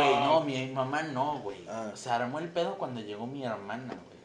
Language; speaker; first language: Spanish; native; Spanish